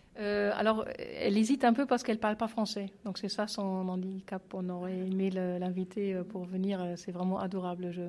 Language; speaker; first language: French; non-native, fluent; German